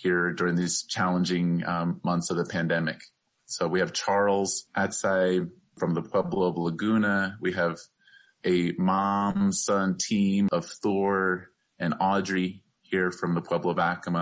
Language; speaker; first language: English; native; English